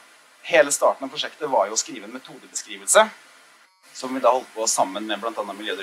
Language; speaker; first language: Norwegian; native; Norwegian